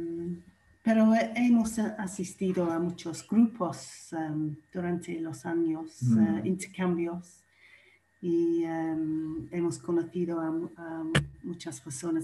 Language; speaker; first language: Spanish; non-native, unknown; English